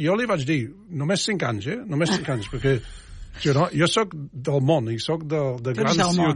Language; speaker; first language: Catalan; non-native, fluent; English